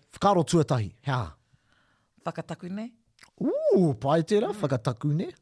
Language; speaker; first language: Māori; non-native, local second language; English